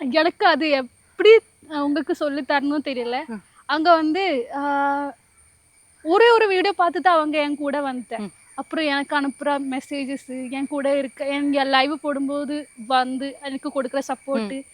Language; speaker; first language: Tamil; non-native, learner; Malayalam